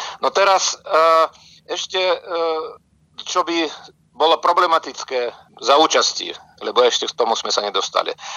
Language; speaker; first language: Slovak; non-native, fluent; Russian